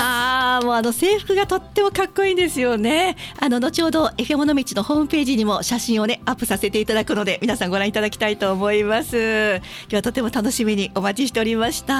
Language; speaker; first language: Japanese; native; Japanese